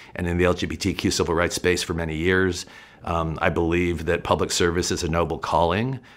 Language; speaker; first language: English; native; English